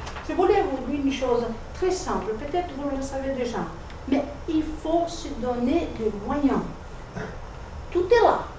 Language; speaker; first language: French; non-native, fluent; Portuguese